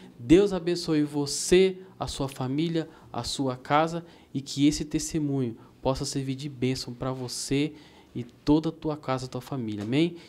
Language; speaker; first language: Portuguese; native; Portuguese